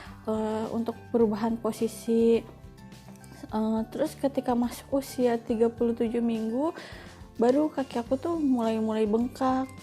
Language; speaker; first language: Indonesian; native; Indonesian